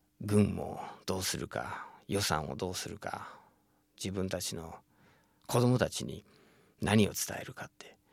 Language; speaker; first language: Japanese; non-native, fluent; English